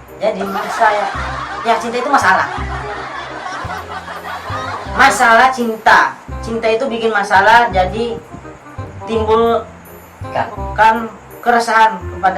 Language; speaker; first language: Indonesian; non-native, local second language; Javanese